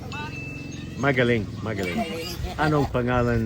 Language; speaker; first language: Cebuano; non-native, learner; English